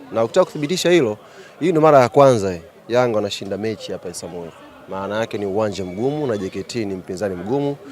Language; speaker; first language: Swahili; native; Swahili